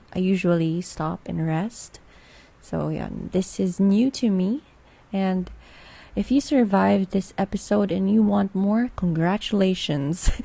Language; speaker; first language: English; non-native, local second language; Filipino